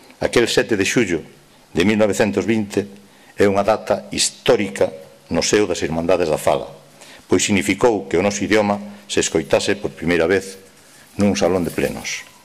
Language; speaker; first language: Galician; native; Galician